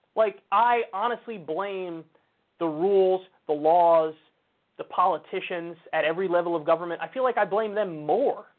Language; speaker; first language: English; native; English